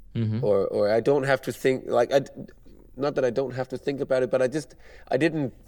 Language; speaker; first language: English; non-native, fluent; Danish